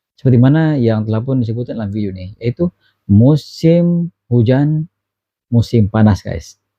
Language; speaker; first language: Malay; native; Malay